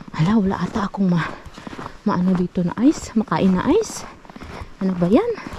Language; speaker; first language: Filipino; non-native, local second language; Hiligaynon